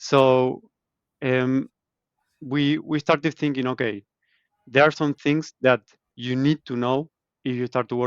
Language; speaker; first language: English; non-native, fluent; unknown